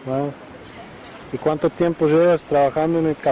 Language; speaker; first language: Spanish; non-native, fluent; English